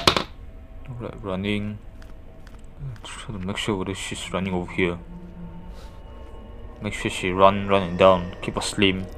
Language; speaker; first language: English; non-native, fluent; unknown